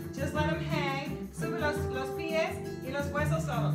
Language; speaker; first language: Spanish; non-native, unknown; English